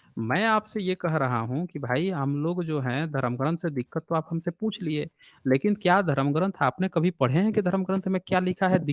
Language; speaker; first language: Hindi; native; Hindi